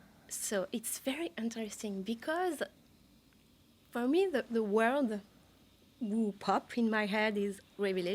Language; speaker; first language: English; non-native, learner; French